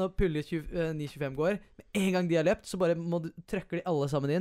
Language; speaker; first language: Norwegian; early bilingual, other home language; English